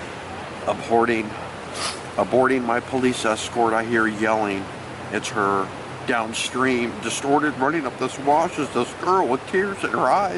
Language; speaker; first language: English; native; English